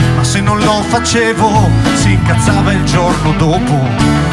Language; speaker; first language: Italian; native; Italian